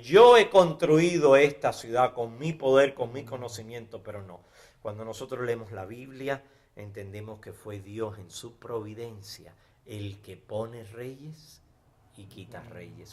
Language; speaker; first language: Spanish; native; Spanish